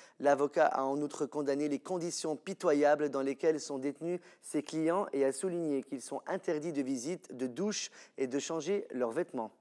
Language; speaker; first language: French; non-native, local second language; Arabic